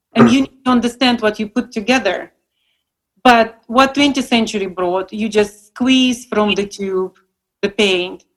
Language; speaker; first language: English; non-native, fluent; Russian